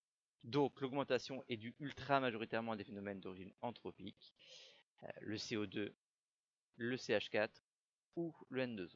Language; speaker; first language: French; native; French